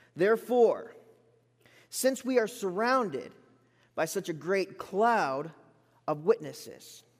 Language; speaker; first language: English; native; English